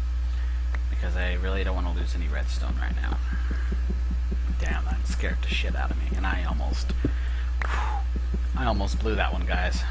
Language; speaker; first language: English; native; English